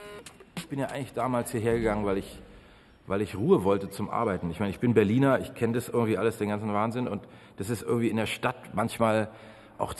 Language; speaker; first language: German; native; German